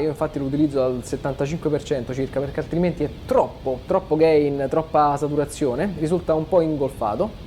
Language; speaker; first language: Italian; native; Italian